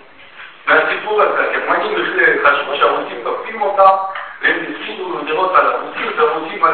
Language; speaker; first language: Hebrew; non-native, fluent; Russian